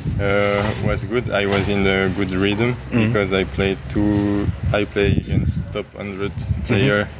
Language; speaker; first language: English; non-native, learner; French